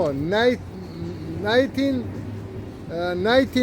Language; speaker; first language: Russian; non-native, learner; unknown